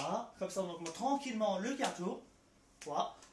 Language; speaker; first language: French; native; French